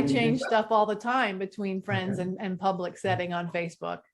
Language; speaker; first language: English; native; English